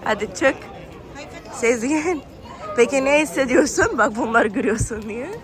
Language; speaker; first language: Turkish; non-native, fluent; Arabic